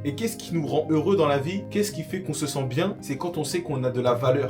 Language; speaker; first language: French; native; French